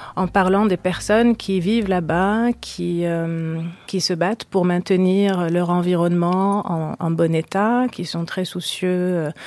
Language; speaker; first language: French; non-native, local second language; Arabic